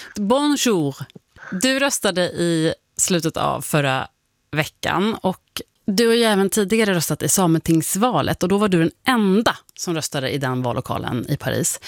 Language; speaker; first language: Swedish; native; Swedish